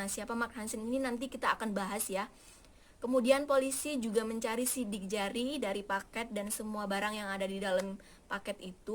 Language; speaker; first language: Indonesian; native; Indonesian